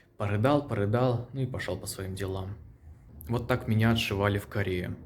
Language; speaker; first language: Russian; native; Russian